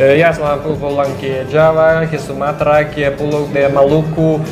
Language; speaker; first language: Indonesian; non-native, learner; Russian